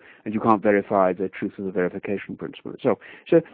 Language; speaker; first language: English; native; English